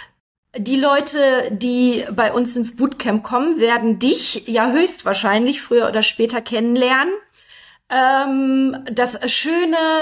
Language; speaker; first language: German; native; German